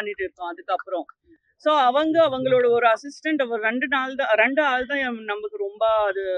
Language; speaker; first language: Tamil; non-native, fluent; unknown